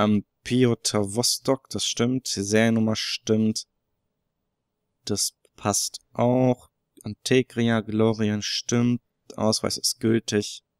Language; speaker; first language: German; native; German